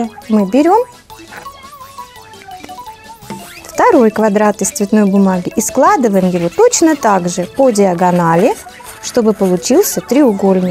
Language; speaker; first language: Russian; native; Russian